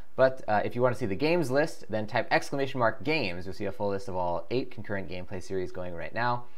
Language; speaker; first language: English; native; English